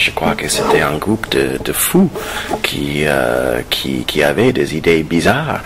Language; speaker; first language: French; non-native, fluent; English